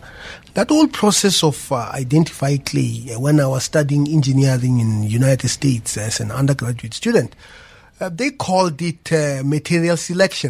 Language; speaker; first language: English; non-native, local second language; Venda